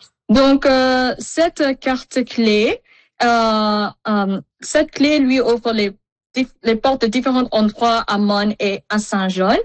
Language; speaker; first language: French; non-native, local second language; English